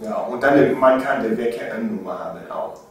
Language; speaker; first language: German; non-native, learner; English